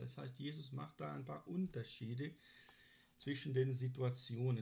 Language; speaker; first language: German; non-native, fluent; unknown